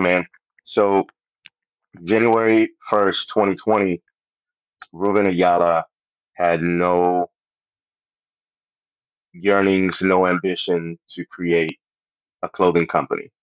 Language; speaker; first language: English; non-native, fluent; Spanish